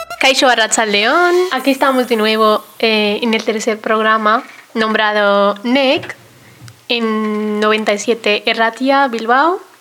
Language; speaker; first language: Spanish; early bilingual, other home language; Arabic